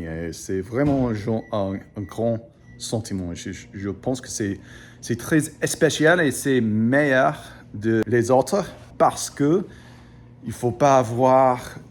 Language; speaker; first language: French; non-native, fluent; English